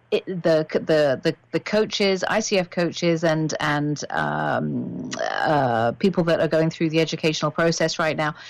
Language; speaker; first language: English; native; English